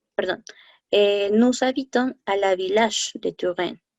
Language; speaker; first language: French; non-native, fluent; Spanish